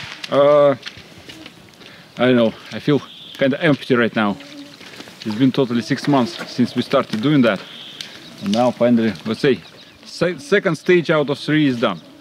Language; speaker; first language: English; non-native, fluent; Russian